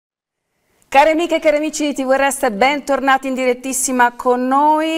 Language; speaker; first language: Italian; native; Italian